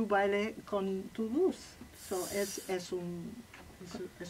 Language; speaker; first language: Spanish; non-native, learner; English